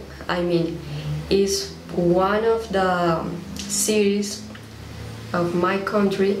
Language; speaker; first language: English; non-native, learner; Spanish